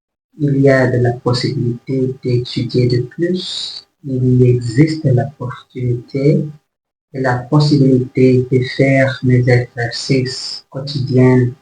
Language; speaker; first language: French; non-native, learner; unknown